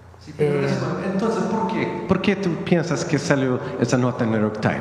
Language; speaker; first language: Spanish; non-native, learner; Swedish